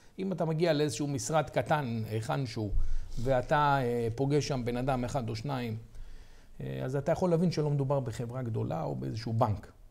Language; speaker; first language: Hebrew; native; Hebrew